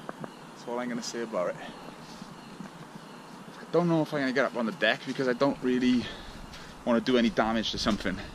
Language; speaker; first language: English; native; English